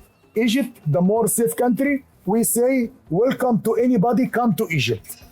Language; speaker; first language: English; non-native, learner; Arabic